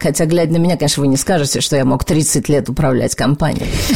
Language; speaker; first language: Russian; native; Russian